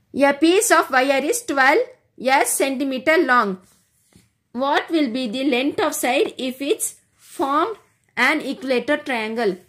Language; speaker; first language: English; non-native, local second language; Tamil